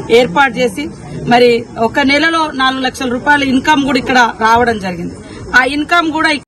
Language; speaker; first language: Telugu; non-native, local second language; Koya